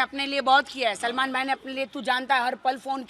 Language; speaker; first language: Hindi; native; Hindi